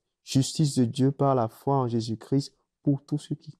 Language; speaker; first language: French; native; French